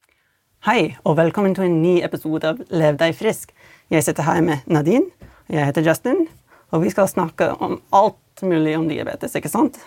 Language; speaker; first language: Norwegian; non-native, fluent; English